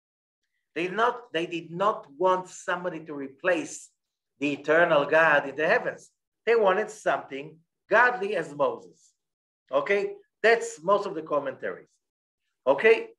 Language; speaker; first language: English; non-native, fluent; Hebrew